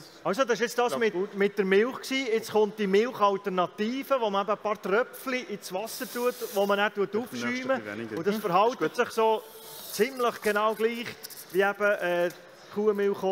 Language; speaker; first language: German; native; German